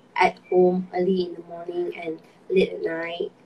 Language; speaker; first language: English; non-native, local second language; Malay